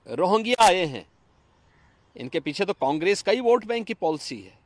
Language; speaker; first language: Hindi; native; Hindi